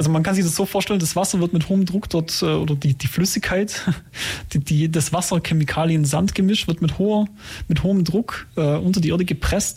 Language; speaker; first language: German; native; German